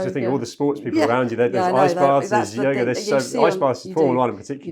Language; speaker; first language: English; native; English